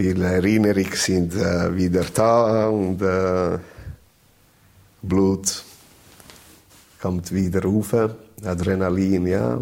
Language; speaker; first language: German; non-native, learner; Italian